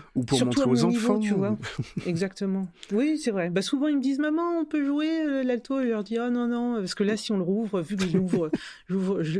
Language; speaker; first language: French; native; French